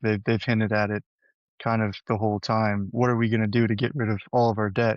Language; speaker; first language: English; native; English